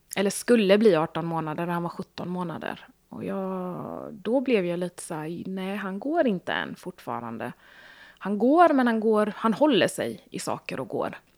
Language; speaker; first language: Swedish; early bilingual, other home language; Gujarati